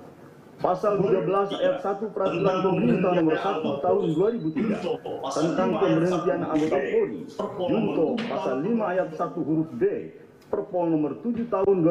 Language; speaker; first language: Indonesian; native; Indonesian